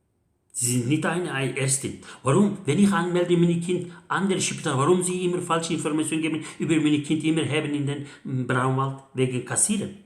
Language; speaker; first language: German; non-native, learner; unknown